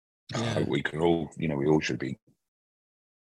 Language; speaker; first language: English; native; English